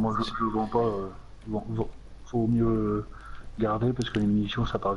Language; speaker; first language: French; native; French